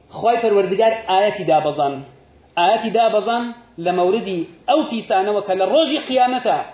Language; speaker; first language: Central Kurdish; native; Central Kurdish